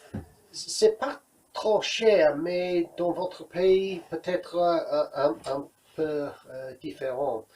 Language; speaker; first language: French; non-native, learner; English